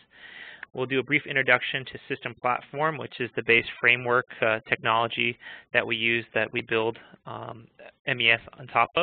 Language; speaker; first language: English; native; English